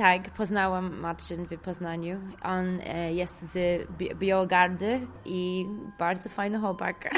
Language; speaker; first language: Polish; non-native, learner; English